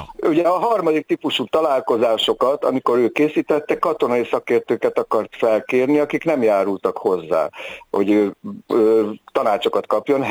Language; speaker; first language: Hungarian; native; Hungarian